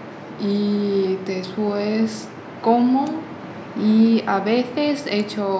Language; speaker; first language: Spanish; non-native, fluent; Chinese